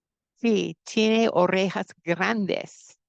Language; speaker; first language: Spanish; non-native, fluent; English